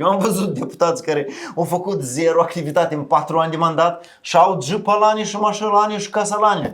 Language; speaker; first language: Romanian; native; Romanian